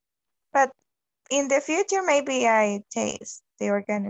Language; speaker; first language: English; non-native, learner; Spanish